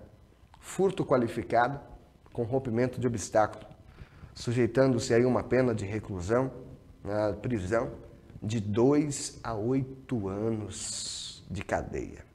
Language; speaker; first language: Portuguese; native; Portuguese